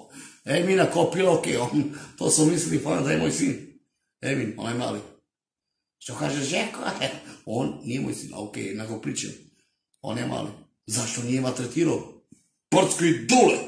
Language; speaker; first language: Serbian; non-native, local second language; Romany